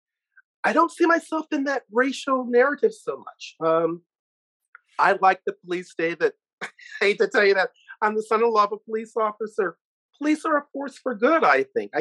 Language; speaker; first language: English; native; English